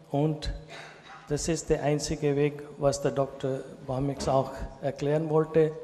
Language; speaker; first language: German; non-native, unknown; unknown